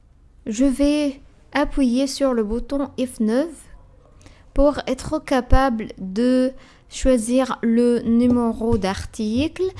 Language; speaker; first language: French; non-native, fluent; Arabic